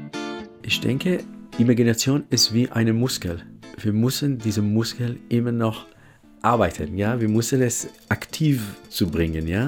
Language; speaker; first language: German; non-native, fluent; Hebrew